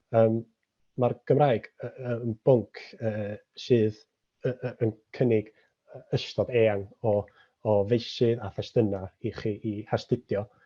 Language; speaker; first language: Welsh; native; Welsh